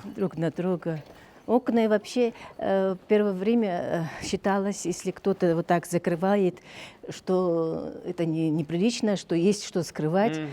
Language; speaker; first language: Russian; non-native, local second language; Abkhazian